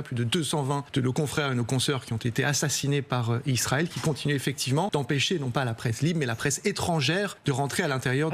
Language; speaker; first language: French; native; French